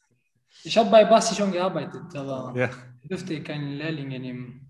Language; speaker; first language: German; non-native, fluent; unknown